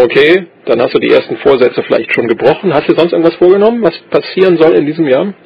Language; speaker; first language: German; native; German